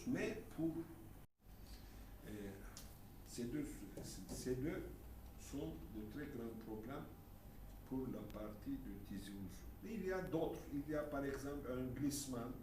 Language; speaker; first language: French; non-native, fluent; Turkish